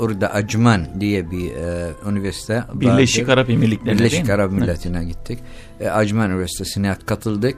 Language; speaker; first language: Turkish; non-native, learner; Arabic